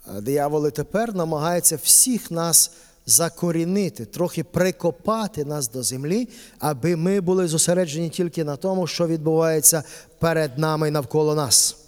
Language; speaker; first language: Ukrainian; native; Ukrainian